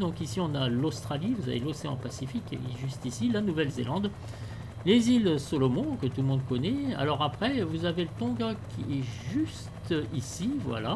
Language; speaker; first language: French; native; French